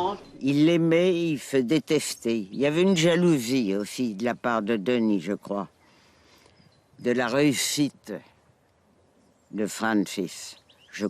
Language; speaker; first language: French; non-native, learner; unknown